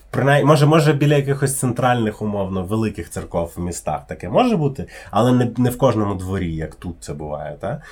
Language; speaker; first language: Ukrainian; native; Ukrainian